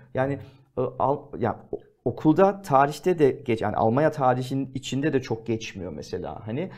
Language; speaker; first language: Turkish; early bilingual, heritage; Turkish